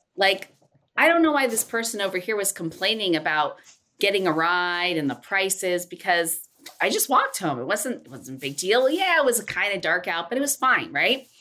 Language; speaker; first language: English; native; English